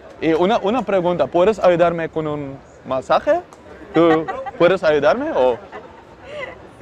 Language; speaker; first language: Spanish; non-native, learner; Dutch